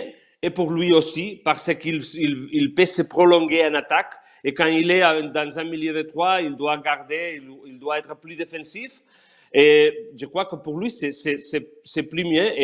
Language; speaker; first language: French; non-native, fluent; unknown